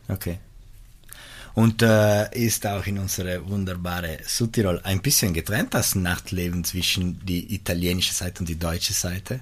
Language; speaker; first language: German; non-native, local second language; Italian